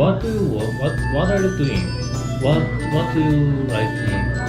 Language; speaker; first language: English; non-native, learner; Korean